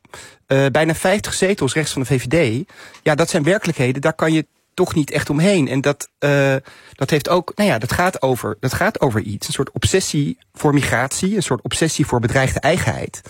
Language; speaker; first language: Dutch; native; Dutch